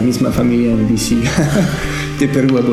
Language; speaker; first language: Spanish; non-native, learner; French